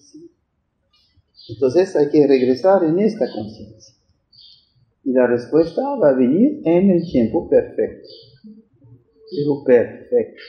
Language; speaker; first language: Spanish; non-native, fluent; French